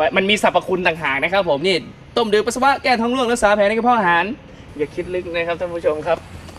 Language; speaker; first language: Thai; non-native, local second language; Lao